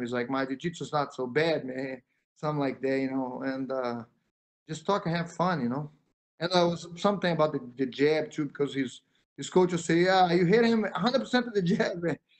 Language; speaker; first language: English; non-native, fluent; Portuguese